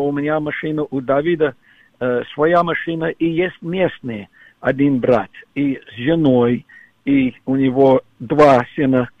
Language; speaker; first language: Russian; non-native, fluent; English